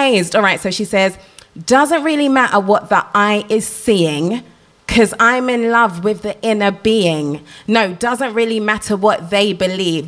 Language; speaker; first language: English; non-native, local second language; Krio